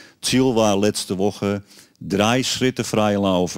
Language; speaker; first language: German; non-native, learner; Dutch